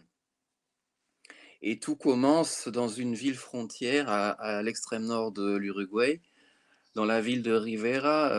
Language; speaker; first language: French; native; French